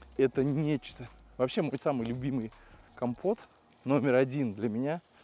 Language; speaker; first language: Russian; native; Russian